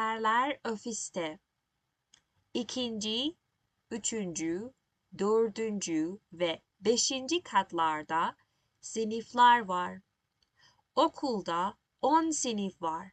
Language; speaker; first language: Turkish; non-native, learner; Persian